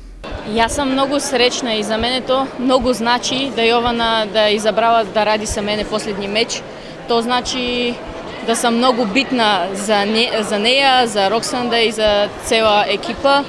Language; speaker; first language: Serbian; non-native, learner; Bulgarian